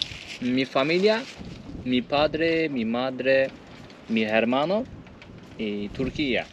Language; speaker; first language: Spanish; non-native, learner; Turkish